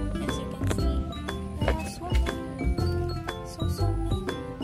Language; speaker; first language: English; non-native, learner; Indonesian